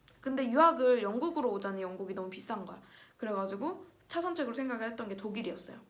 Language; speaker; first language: Korean; native; Korean